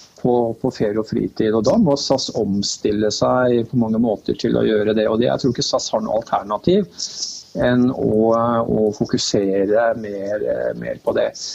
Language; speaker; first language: Norwegian; native; Norwegian